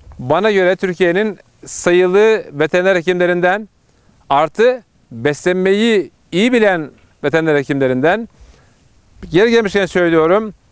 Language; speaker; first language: Turkish; native; Turkish